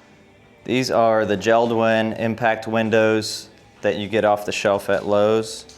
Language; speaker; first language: English; native; English